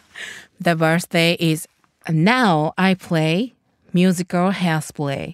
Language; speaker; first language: English; non-native, learner; Japanese